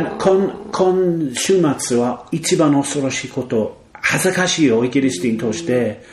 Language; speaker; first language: Japanese; non-native, fluent; English